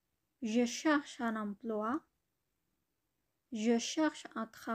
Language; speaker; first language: French; non-native, learner; Bangla